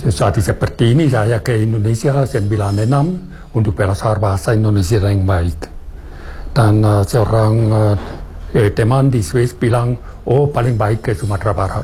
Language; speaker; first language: Indonesian; non-native, fluent; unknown